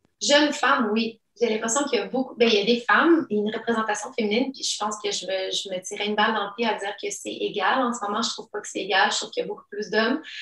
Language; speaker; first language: French; early bilingual, other home language; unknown